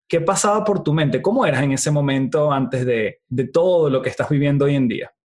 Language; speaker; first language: Spanish; native; Spanish